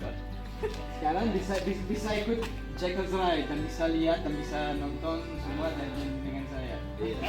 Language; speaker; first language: Indonesian; non-native, learner; English